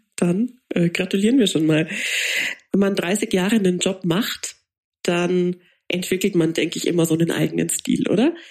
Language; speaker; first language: German; native; German